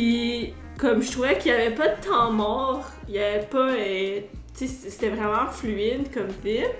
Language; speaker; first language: French; native; French